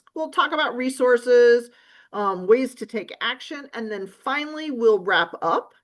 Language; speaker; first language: English; native; English